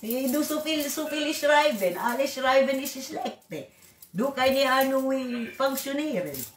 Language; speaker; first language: German; non-native, learner; Waray